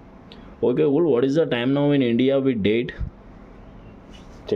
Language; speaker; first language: Tamil; non-native, learner; Kannada